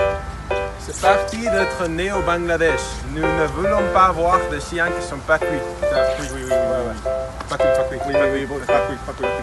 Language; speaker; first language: French; non-native, learner; Spanish